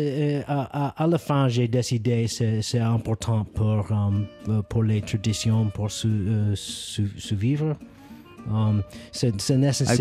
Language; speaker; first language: French; non-native, learner; English